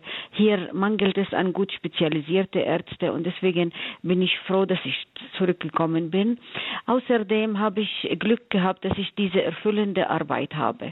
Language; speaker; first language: German; non-native, fluent; Arabic